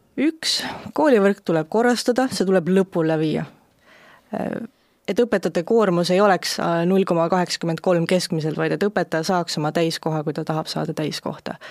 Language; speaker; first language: Estonian; native; Estonian